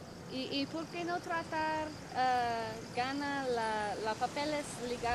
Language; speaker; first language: Spanish; non-native, learner; English